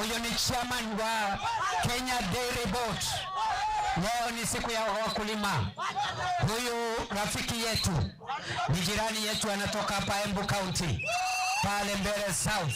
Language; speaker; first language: Swahili; non-native, local second language; Meru